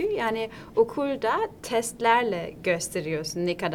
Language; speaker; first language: Turkish; non-native, fluent; German